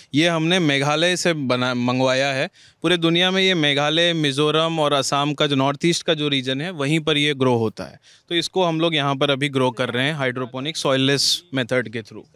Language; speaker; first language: Hindi; native; Hindi